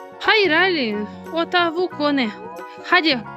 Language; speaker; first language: Turkish; non-native, learner; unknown